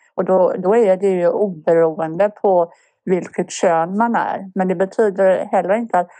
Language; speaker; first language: Swedish; non-native, fluent; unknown